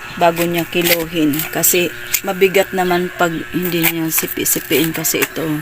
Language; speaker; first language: Filipino; non-native, local second language; Waray